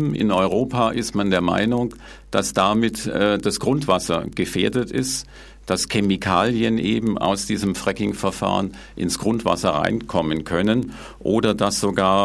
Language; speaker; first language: German; native; German